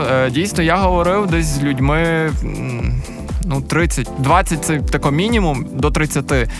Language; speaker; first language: Ukrainian; native; Ukrainian